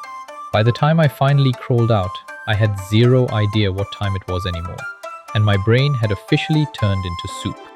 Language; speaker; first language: English; native; English